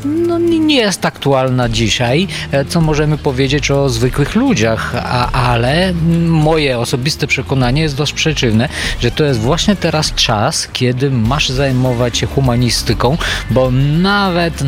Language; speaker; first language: Polish; non-native, fluent; Bulgarian